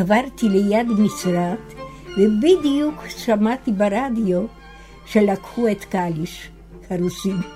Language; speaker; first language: Hebrew; non-native, fluent; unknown